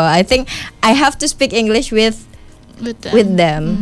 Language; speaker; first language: English; non-native, fluent; Indonesian